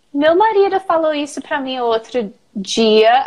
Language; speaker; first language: Portuguese; non-native, fluent; English